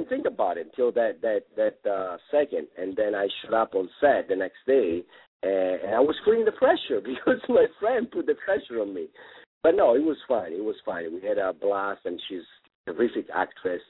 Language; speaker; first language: English; non-native, fluent; Italian